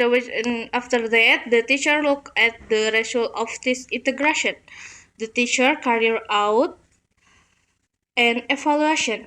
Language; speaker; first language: English; non-native, learner; Indonesian